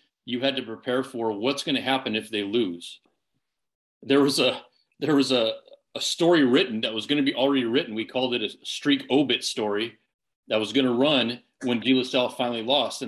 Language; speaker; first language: English; native; English